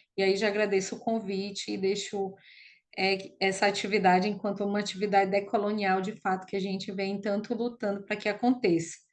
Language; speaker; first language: Portuguese; non-native, local second language; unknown